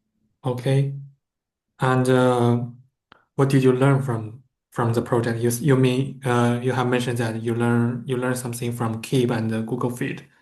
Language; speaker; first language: English; non-native, fluent; Chinese